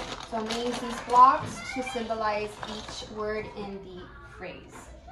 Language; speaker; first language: English; early bilingual, other home language; Spanish